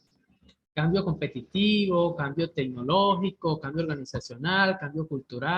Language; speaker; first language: Spanish; native; Spanish